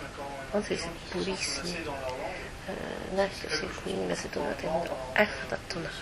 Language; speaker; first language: Estonian; non-native, fluent; French